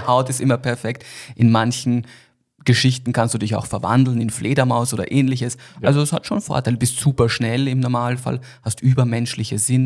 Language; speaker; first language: German; native; German